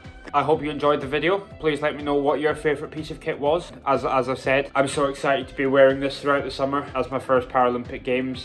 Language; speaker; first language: English; native; English